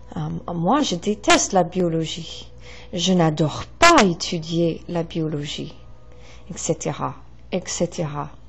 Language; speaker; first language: French; non-native, fluent; English